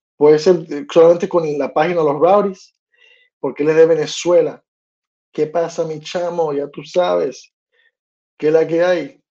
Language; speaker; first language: Spanish; early bilingual, heritage; Spanish